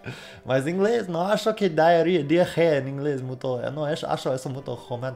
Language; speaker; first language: Portuguese; non-native, learner; English